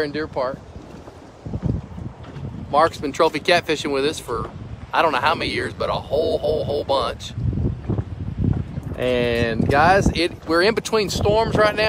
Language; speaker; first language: English; native; English